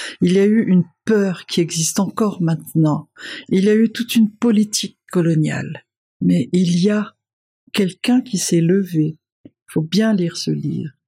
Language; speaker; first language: French; non-native, local second language; Malagasy